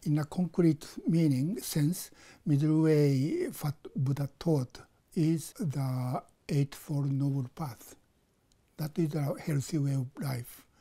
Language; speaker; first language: English; non-native, fluent; Japanese